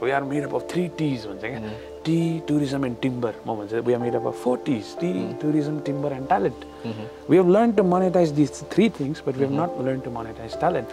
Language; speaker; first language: English; non-native, local second language; Nepali